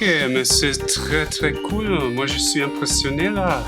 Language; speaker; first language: French; non-native, fluent; German